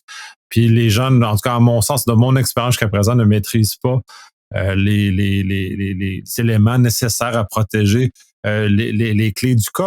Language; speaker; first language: French; native; French